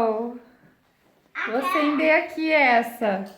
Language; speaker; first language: Portuguese; native; Portuguese